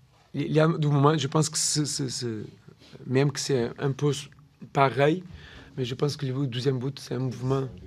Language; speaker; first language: French; non-native, learner; Portuguese